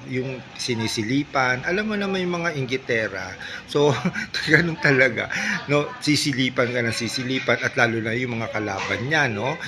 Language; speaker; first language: Filipino; non-native, local second language; Waray